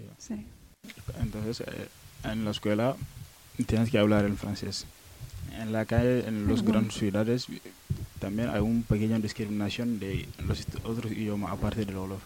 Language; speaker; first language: Spanish; non-native, learner; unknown